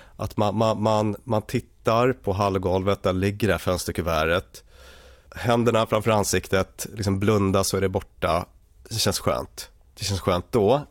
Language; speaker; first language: Swedish; native; Swedish